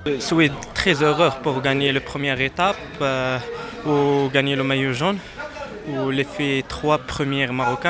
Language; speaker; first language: French; non-native, learner; Arabic